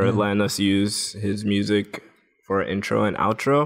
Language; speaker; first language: English; native; English